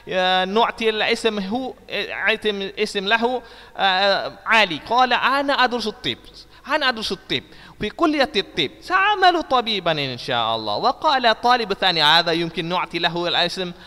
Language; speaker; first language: Arabic; non-native, fluent; Indonesian